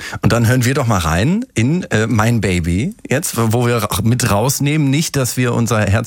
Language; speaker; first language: German; native; German